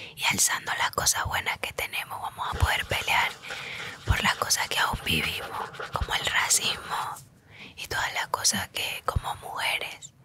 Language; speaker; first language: Spanish; native; Spanish